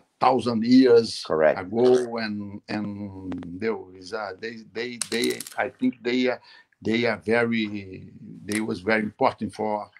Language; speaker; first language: English; non-native, learner; Portuguese